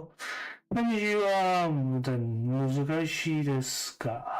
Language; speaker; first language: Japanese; non-native, learner; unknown